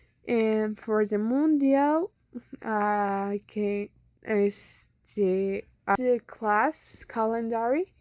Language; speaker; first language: English; non-native, learner; Spanish